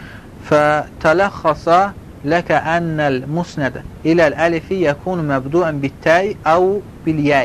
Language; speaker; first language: Arabic; non-native, fluent; Azerbaijani